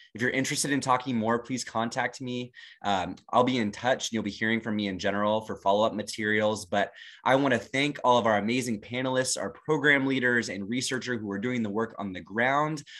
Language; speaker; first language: English; native; English